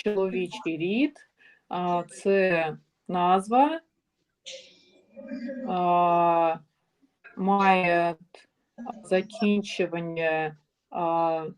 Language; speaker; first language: Ukrainian; non-native, learner; Russian